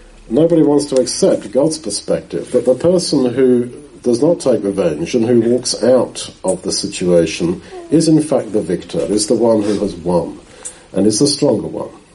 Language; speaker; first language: English; native; English